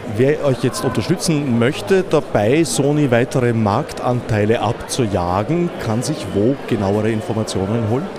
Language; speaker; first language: German; native; German